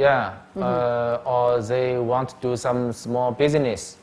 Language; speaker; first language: English; non-native, learner; Chinese